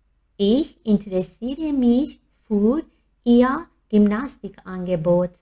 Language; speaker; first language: German; non-native, fluent; Persian